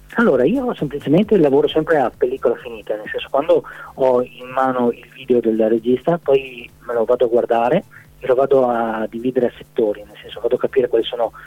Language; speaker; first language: Italian; native; Italian